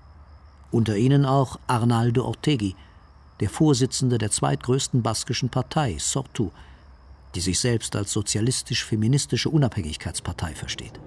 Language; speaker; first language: German; native; German